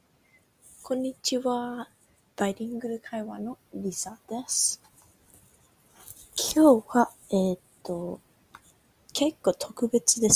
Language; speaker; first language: Japanese; non-native, learner; English